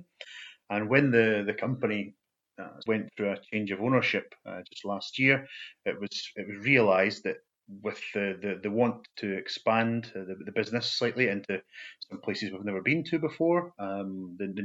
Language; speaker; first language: English; native; English